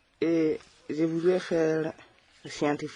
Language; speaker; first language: French; non-native, local second language; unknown